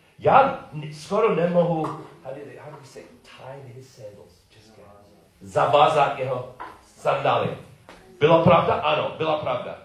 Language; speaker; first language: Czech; non-native, learner; English